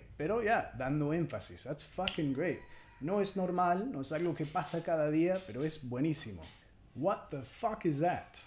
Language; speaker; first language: Spanish; non-native, fluent; English